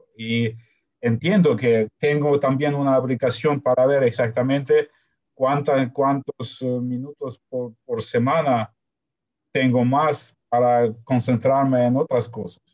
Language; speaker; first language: Spanish; non-native, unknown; Russian